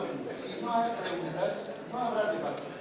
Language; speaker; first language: Spanish; non-native, fluent; Arabic